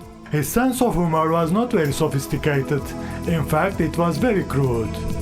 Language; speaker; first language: English; non-native, fluent; Turkish